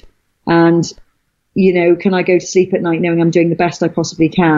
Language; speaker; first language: English; native; English